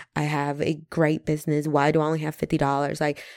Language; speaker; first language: English; early bilingual, other home language; Spanish